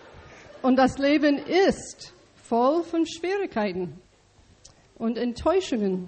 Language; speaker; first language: German; non-native, learner; English